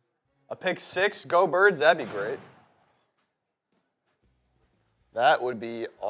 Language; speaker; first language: English; native; English